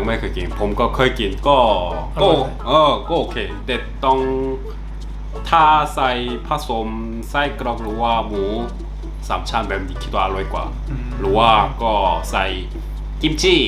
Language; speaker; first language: Thai; non-native, learner; Korean